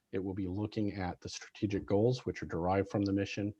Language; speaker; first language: English; native; English